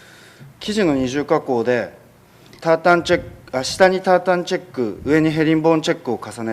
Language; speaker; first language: Japanese; native; Japanese